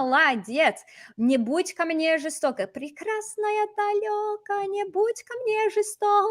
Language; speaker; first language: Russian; non-native, fluent; English